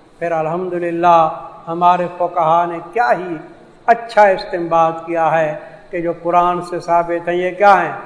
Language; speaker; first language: Urdu; non-native, local second language; Saraiki